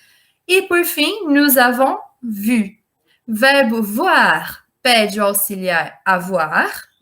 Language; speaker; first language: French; non-native, fluent; Portuguese